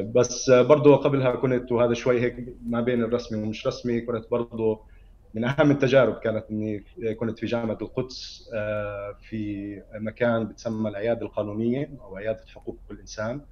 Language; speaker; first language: Arabic; native; Arabic